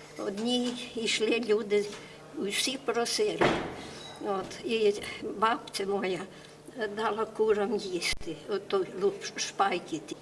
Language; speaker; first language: Ukrainian; native; Ukrainian